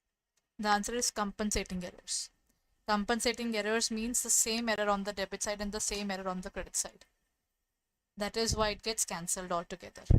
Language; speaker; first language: English; non-native, local second language; Hindi